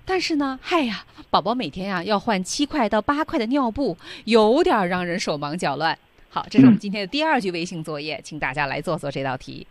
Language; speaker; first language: Chinese; native; Chinese